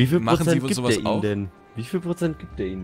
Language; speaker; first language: German; native; German